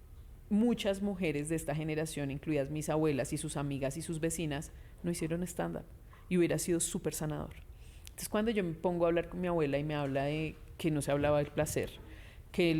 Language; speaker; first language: Spanish; native; Spanish